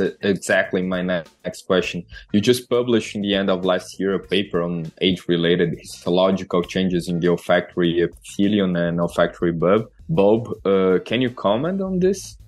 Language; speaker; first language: English; non-native, fluent; Portuguese